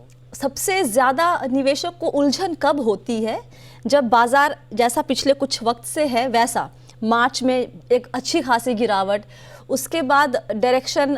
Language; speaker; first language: Hindi; native; Hindi